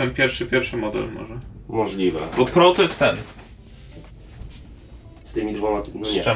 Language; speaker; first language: Polish; native; Polish